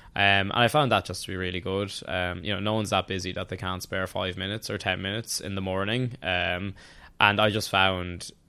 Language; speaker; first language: English; native; English